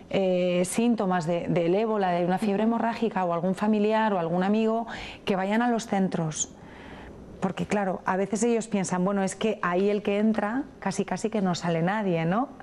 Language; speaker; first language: Spanish; native; Spanish